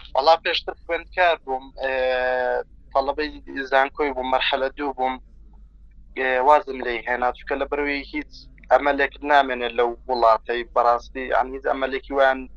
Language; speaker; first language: Central Kurdish; native; Central Kurdish